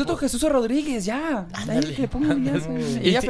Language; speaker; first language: Spanish; native; Spanish